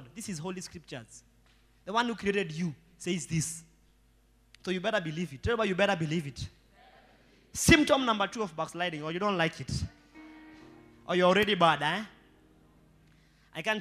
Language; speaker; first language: English; non-native, local second language; Swahili